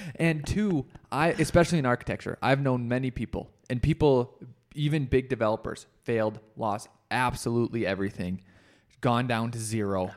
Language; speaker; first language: English; native; English